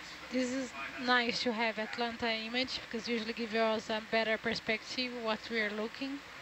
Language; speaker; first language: English; non-native, fluent; Portuguese